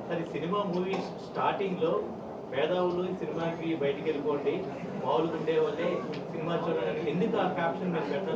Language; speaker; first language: Telugu; native; Telugu